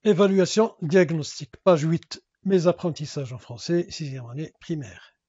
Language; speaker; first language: French; non-native, local second language; Arabic